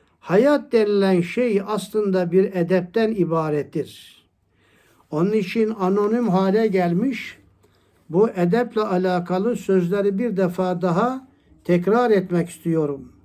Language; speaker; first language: Turkish; native; Turkish